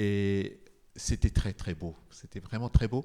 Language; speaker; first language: French; non-native, fluent; Igbo